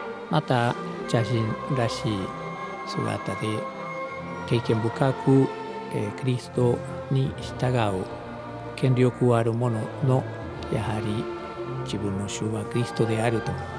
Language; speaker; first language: Japanese; non-native, fluent; Spanish